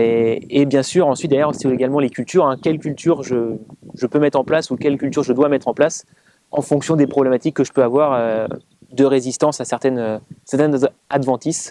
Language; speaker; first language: French; native; French